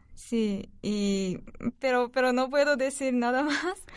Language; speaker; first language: Spanish; non-native, learner; Japanese